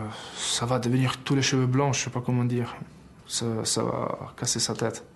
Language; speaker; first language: French; early bilingual, other home language; Albanian